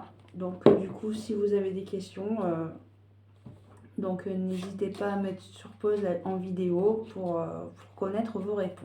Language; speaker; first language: French; native; French